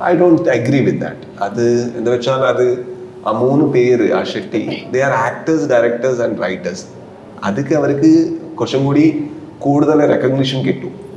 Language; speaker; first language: Malayalam; non-native, learner; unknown